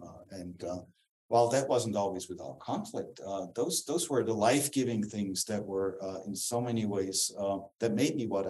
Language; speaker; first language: English; non-native, fluent; German